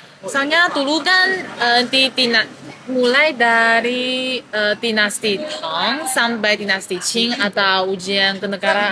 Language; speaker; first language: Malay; non-native, fluent; Chinese